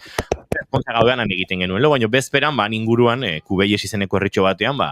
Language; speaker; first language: Basque; native; Basque